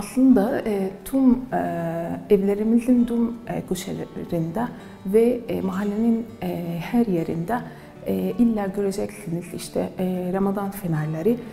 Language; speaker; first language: Turkish; non-native, fluent; Arabic